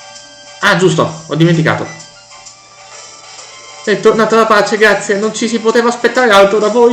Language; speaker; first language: Italian; native; Italian